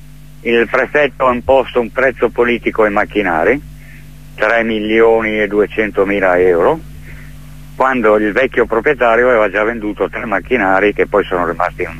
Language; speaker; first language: Italian; native; Italian